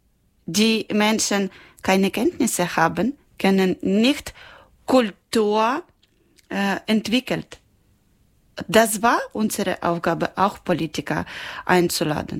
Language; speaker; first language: German; non-native, learner; Ukrainian